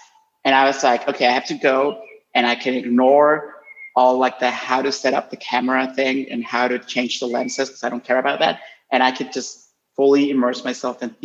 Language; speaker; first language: English; non-native, fluent; Spanish